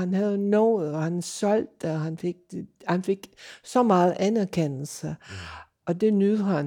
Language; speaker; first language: Danish; non-native, fluent; English